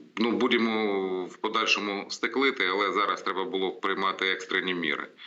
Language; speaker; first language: Ukrainian; non-native, local second language; Russian